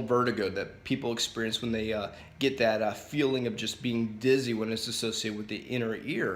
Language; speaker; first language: English; native; English